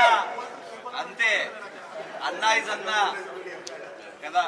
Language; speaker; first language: Telugu; non-native, learner; Hindi